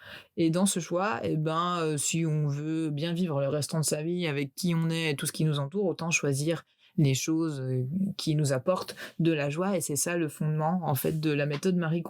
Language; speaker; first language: French; native; French